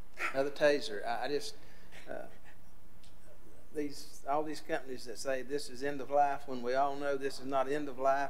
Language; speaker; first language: English; native; English